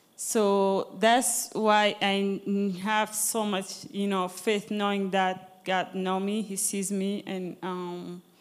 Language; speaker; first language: English; non-native, fluent; Arabic